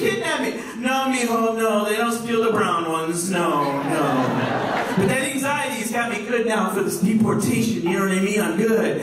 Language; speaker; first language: English; native; English